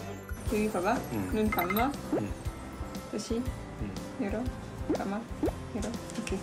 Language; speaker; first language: Korean; non-native, learner; French